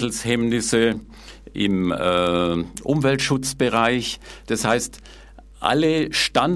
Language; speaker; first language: German; native; German